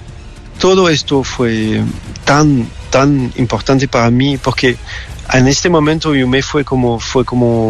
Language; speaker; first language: Spanish; non-native, learner; French